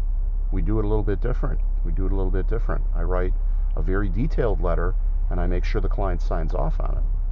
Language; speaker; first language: English; native; English